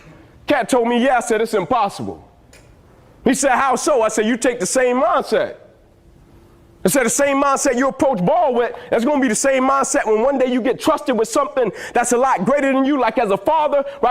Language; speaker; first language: English; native; English